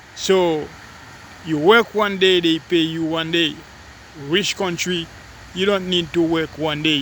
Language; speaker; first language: English; non-native, learner; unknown